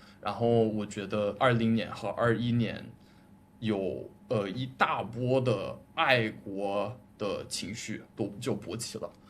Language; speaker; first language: Chinese; non-native, fluent; English